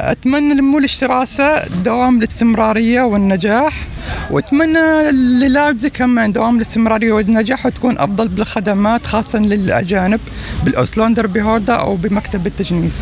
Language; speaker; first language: German; non-native, learner; Arabic